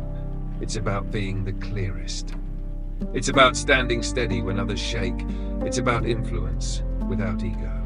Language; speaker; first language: English; native; English